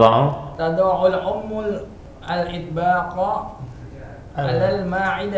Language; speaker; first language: Arabic; non-native, learner; Indonesian